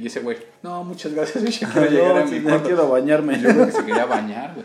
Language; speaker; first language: Spanish; native; Spanish